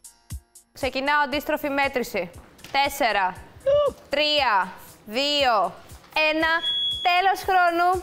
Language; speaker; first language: Greek; native; Greek